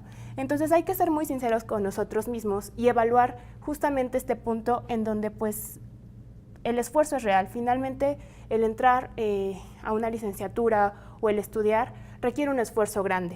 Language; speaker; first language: Spanish; native; Spanish